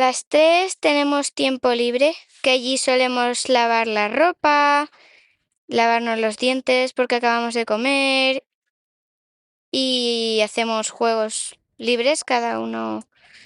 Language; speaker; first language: Spanish; native; Spanish